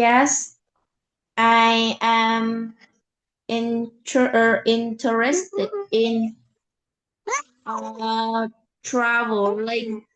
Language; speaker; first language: English; non-native, learner; Vietnamese